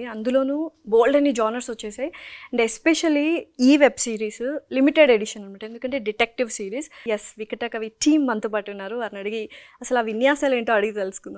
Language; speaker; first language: Telugu; native; Telugu